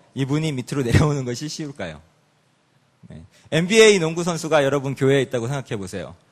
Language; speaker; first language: Korean; early bilingual, other home language; English